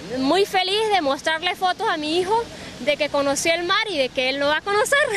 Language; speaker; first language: Spanish; native; Spanish